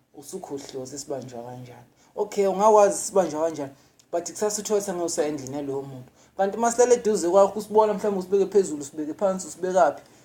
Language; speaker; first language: Zulu; non-native, local second language; Swati